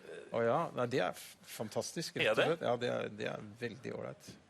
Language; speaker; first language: Norwegian; native; Norwegian